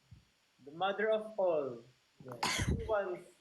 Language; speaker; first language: English; non-native, local second language; Filipino